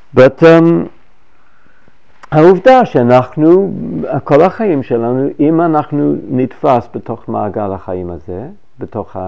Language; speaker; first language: Hebrew; non-native, fluent; English